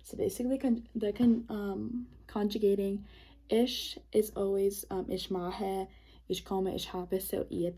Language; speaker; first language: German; non-native, learner; English